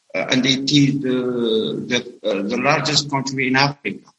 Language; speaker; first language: English; non-native, learner; Arabic